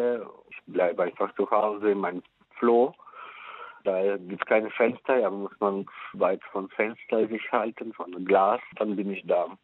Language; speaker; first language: German; non-native, fluent; Ukrainian